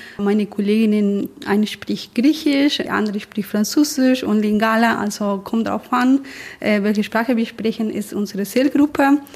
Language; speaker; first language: German; non-native, fluent; Spanish